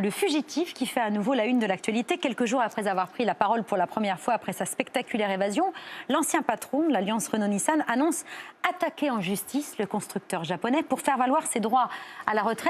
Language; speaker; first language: French; native; French